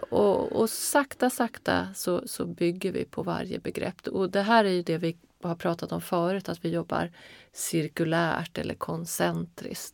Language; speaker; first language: Swedish; native; Swedish